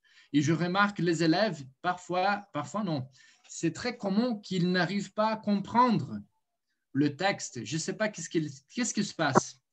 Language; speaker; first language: French; non-native, fluent; Portuguese